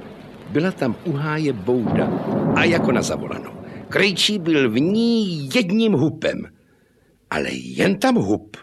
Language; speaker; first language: Czech; native; Czech